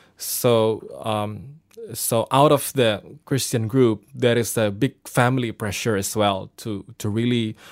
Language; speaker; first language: English; non-native, fluent; Indonesian